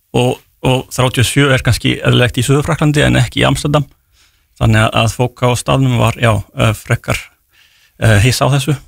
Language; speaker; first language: Icelandic; non-native, fluent; French